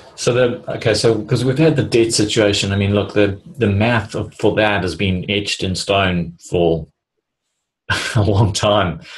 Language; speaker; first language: English; native; English